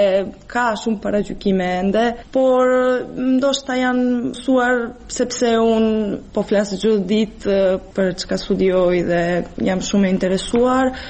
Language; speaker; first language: Albanian; non-native, fluent; Serbian